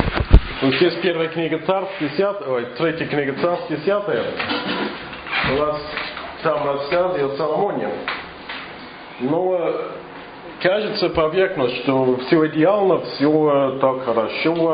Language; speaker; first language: Russian; non-native, fluent; English